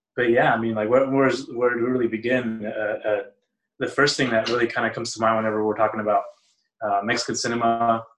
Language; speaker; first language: English; early bilingual, other home language; Spanish